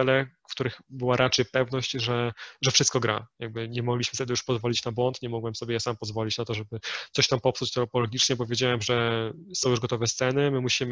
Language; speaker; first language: Polish; native; Polish